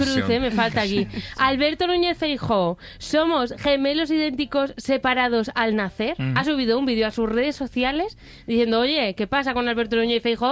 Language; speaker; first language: Spanish; native; Spanish